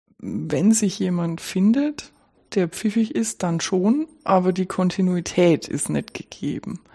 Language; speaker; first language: German; native; German